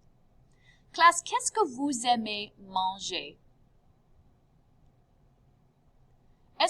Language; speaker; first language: French; non-native, fluent; English